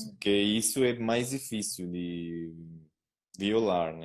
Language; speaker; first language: Portuguese; non-native, learner; Spanish